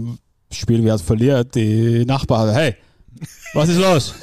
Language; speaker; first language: German; non-native, fluent; Finnish